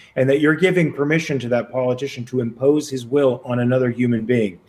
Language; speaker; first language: English; native; English